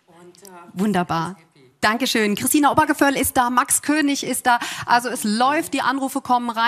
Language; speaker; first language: German; native; German